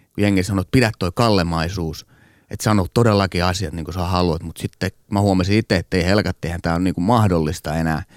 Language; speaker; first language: Finnish; native; Finnish